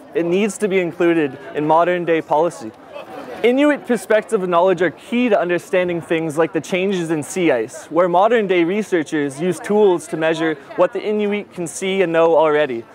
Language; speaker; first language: English; native; English